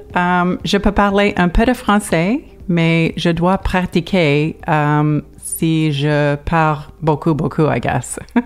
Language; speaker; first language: French; non-native, learner; English